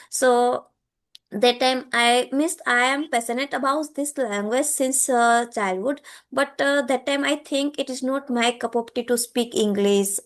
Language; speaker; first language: English; non-native, learner; Gujarati